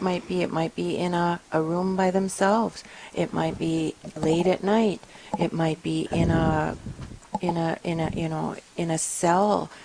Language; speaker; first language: English; native; English